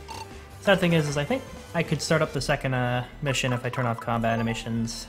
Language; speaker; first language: English; native; English